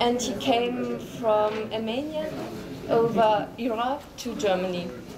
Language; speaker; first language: English; non-native, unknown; German